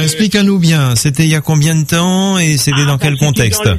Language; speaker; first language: French; native; French